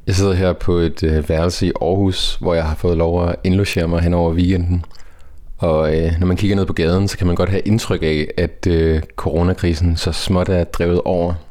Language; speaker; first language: Danish; native; Danish